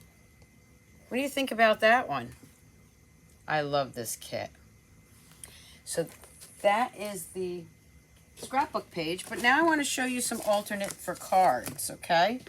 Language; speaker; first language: English; native; English